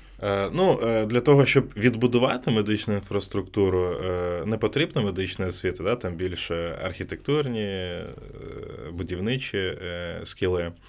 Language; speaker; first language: Ukrainian; non-native, local second language; Crimean Tatar